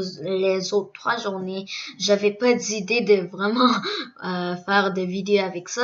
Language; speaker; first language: French; early bilingual, other home language; Korean